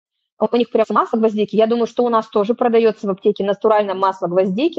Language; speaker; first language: Russian; native; Russian